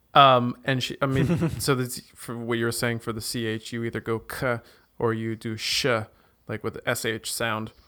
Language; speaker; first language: English; native; English